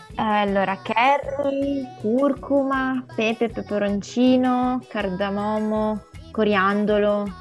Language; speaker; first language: Italian; early bilingual, other home language; Sinhala